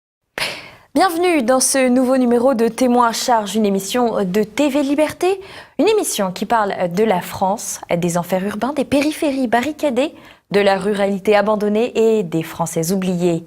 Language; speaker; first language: French; native; French